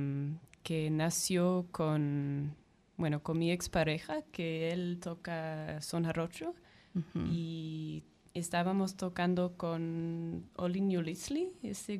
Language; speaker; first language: Spanish; non-native, fluent; English